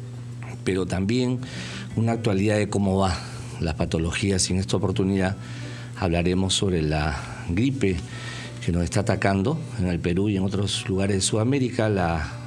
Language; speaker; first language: Spanish; native; Spanish